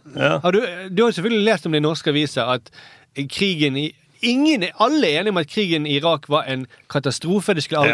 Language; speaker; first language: Norwegian; native; Norwegian